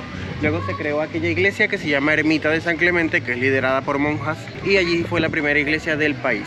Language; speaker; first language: Spanish; native; Spanish